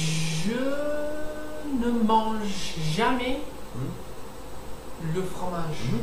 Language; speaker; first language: French; non-native, learner; English